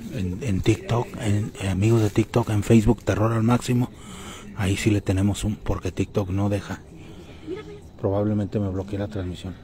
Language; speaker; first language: Spanish; native; Spanish